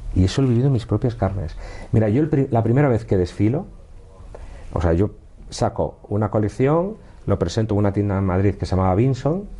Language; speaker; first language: Spanish; native; Spanish